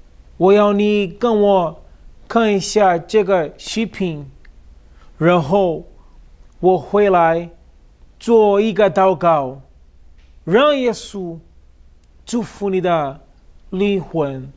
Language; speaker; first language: Chinese; non-native, fluent; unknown